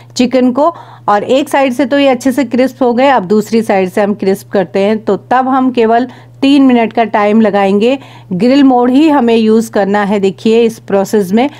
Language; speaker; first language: Hindi; native; Hindi